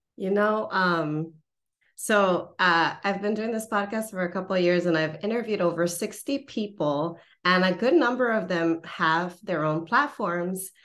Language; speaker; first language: English; early bilingual, other home language; Spanish